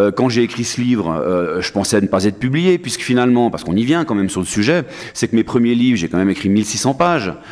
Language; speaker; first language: French; native; French